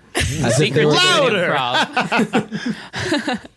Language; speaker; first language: English; native; English